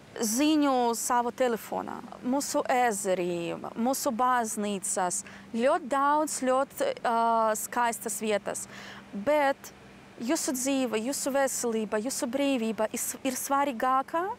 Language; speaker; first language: Latvian; non-native, learner; Belarusian